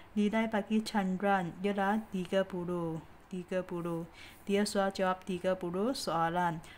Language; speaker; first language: Malay; non-native, local second language; Chinese